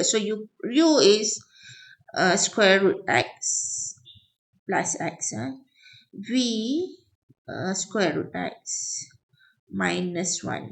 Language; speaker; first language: English; non-native, local second language; Malay